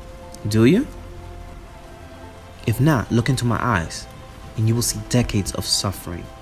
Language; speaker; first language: English; native; English